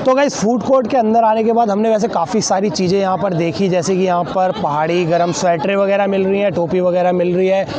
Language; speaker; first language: Hindi; native; Hindi